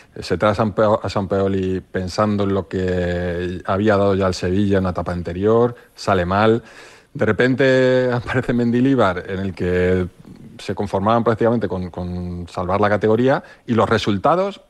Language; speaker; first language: Spanish; native; Spanish